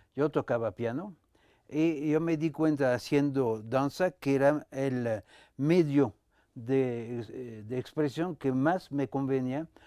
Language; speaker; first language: Spanish; non-native, fluent; French